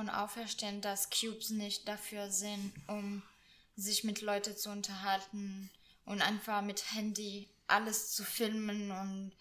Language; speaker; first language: German; non-native, fluent; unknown